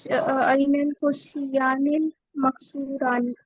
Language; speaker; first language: Arabic; non-native, learner; Hindi